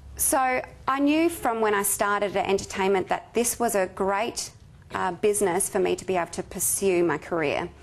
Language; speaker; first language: English; native; English